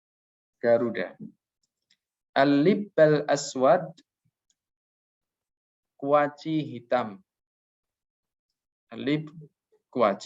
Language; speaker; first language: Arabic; non-native, fluent; Indonesian